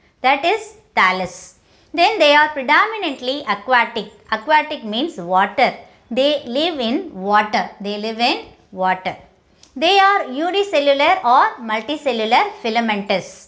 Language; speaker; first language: English; non-native, local second language; Tamil